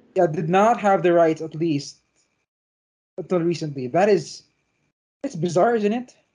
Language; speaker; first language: English; non-native, local second language; Filipino